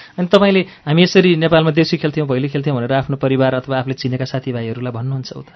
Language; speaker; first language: Nepali; native; Nepali